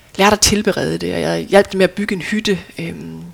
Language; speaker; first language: Danish; native; Danish